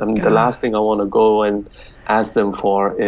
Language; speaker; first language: English; non-native, local second language; Telugu